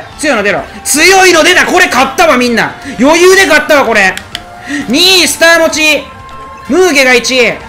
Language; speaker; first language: Japanese; native; Japanese